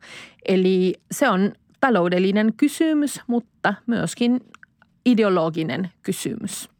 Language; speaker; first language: Finnish; non-native, fluent; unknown